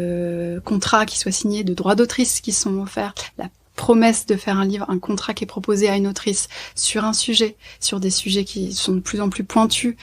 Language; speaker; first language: French; native; French